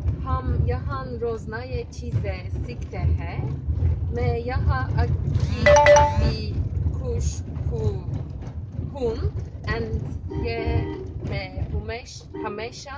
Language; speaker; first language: Hindi; non-native, learner; Turkish